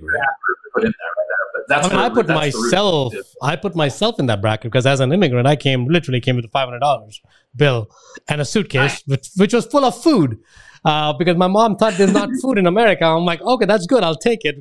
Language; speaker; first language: English; non-native, local second language; Hindi